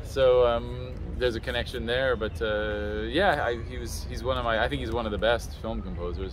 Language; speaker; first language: English; native; English